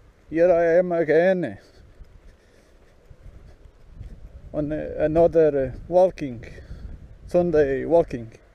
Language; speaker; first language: English; non-native, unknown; Portuguese